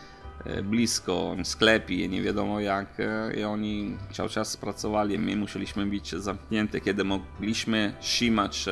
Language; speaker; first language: Polish; non-native, learner; Italian